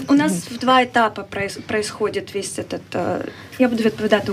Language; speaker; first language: Ukrainian; native; Ukrainian